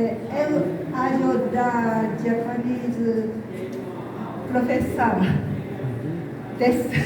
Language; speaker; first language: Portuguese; non-native, learner; Japanese